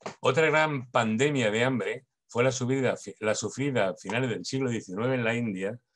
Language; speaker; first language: Spanish; native; Spanish